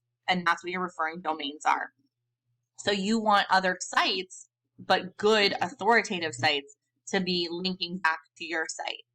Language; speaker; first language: English; native; English